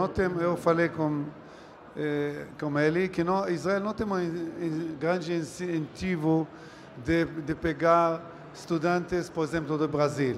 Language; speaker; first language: Portuguese; non-native, learner; Hebrew